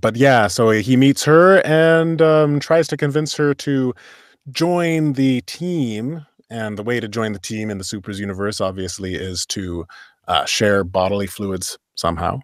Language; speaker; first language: English; native; English